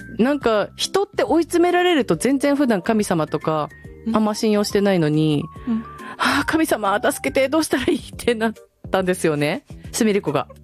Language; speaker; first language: Japanese; native; Japanese